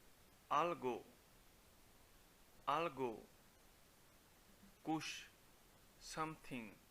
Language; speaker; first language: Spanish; non-native, fluent; Punjabi